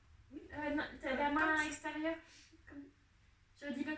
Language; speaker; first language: French; native; French